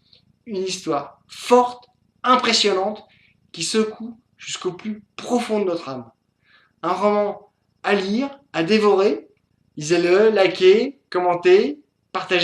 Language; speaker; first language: French; native; French